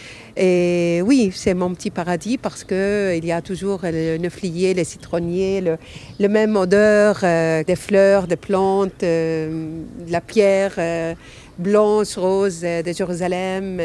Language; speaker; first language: French; non-native, fluent; Arabic